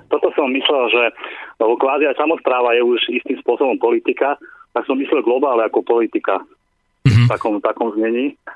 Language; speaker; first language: Slovak; native; Slovak